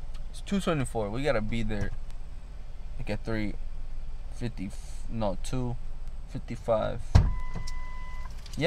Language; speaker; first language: English; early bilingual, other home language; Spanish